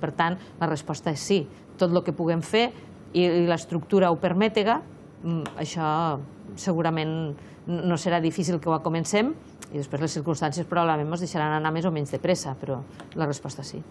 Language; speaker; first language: Catalan; native; Catalan